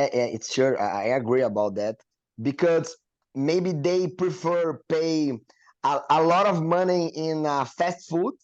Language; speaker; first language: English; non-native, learner; Portuguese